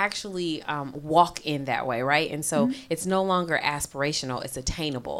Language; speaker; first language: English; native; English